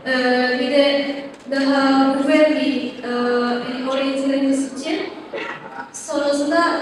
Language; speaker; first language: Turkish; non-native, fluent; Indonesian